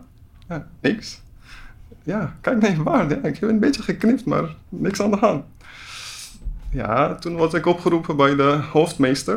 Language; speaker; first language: Dutch; non-native, learner; Persian